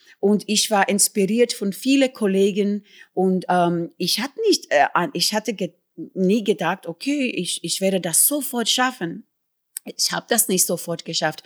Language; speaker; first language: German; non-native, fluent; English